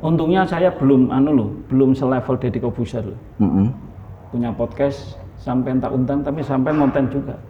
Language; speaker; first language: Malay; non-native, local second language; Javanese